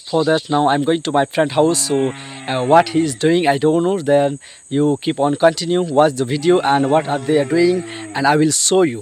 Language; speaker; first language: English; non-native, learner; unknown